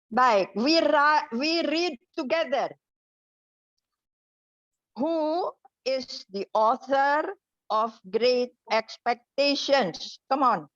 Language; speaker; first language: English; non-native, fluent; Indonesian